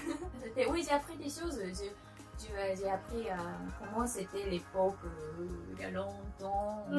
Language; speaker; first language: French; non-native, learner; Japanese